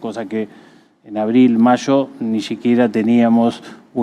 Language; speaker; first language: Spanish; native; Spanish